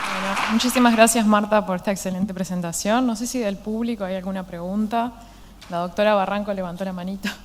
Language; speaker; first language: Spanish; native; Spanish